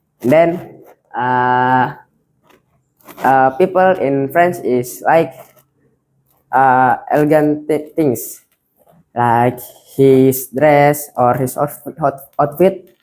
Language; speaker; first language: English; non-native, learner; Indonesian